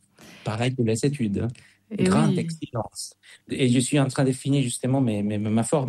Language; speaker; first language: French; non-native, fluent; Spanish